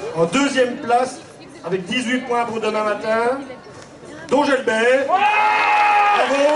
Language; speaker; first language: French; native; French